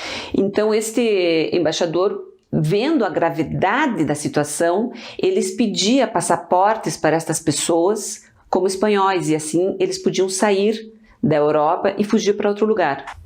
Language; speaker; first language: Portuguese; early bilingual, other home language; Spanish